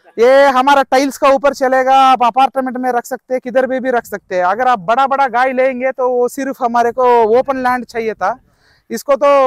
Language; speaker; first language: Hindi; non-native, local second language; Telugu